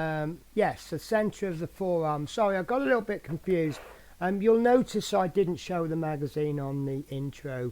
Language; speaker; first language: English; native; English